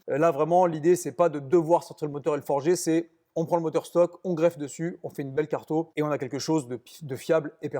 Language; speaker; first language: French; native; French